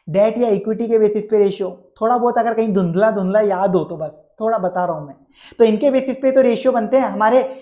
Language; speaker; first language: Hindi; native; Hindi